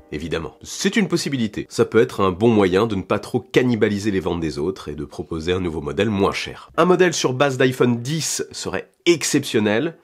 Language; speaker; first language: French; native; French